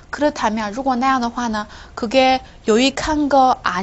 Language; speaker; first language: Korean; non-native, fluent; Chinese